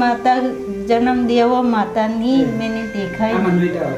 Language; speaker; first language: Hindi; early bilingual, other home language; Nepali